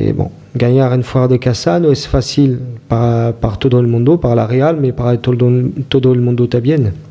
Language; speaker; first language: Spanish; non-native, fluent; French